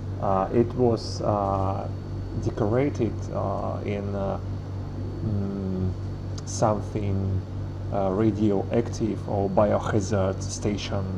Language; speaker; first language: English; non-native, learner; Russian